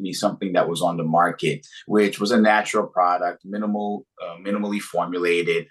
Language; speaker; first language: English; native; English